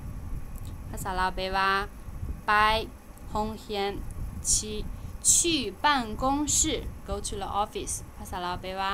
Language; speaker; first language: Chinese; non-native, fluent; Lao